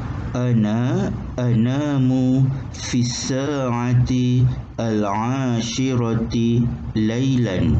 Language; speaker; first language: Arabic; non-native, fluent; Malay